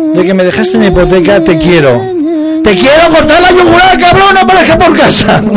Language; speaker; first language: Spanish; non-native, local second language; Catalan